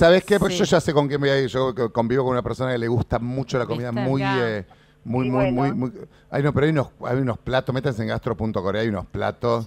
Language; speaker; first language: Spanish; native; Spanish